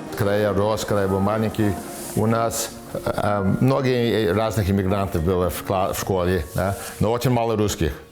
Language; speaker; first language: Russian; early bilingual, heritage; Russian